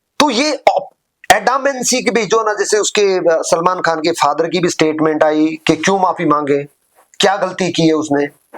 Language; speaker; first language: Hindi; native; Hindi